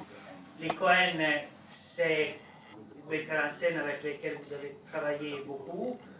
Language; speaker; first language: French; non-native, fluent; Italian